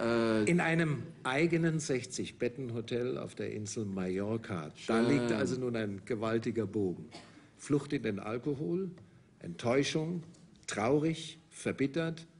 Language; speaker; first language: German; native; German